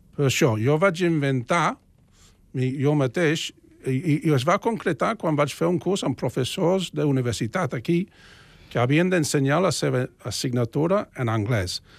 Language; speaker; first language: Catalan; non-native, fluent; English